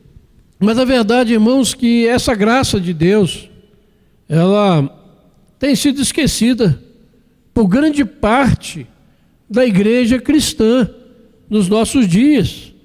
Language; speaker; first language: Portuguese; native; Portuguese